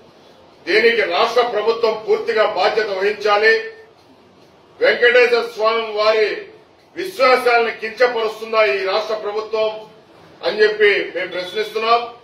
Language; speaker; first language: Telugu; native; Telugu